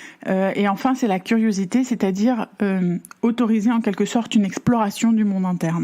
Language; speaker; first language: French; native; French